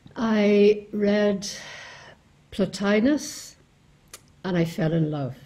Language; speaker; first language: English; native; English